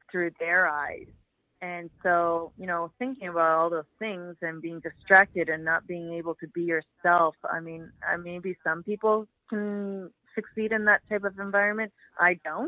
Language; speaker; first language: English; native; English